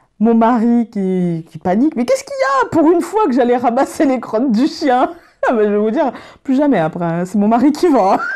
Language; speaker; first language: French; native; French